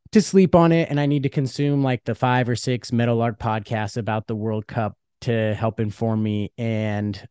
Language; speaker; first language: English; early bilingual, other home language; Dutch